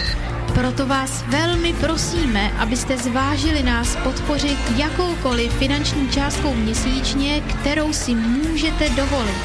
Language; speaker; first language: Czech; native; Czech